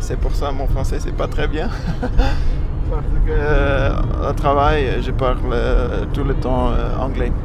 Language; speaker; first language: French; non-native, learner; Afrikaans